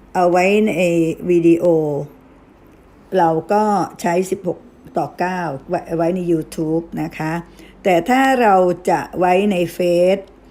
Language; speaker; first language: Thai; native; Thai